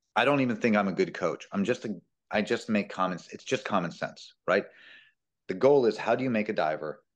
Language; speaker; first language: English; early bilingual, other home language; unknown